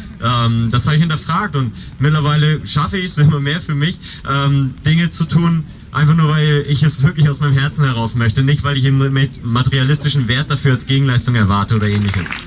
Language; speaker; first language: German; native; German